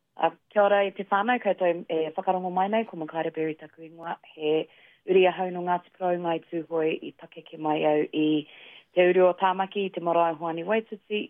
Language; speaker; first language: Māori; native; Māori